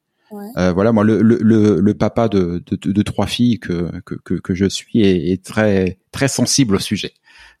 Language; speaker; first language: French; native; French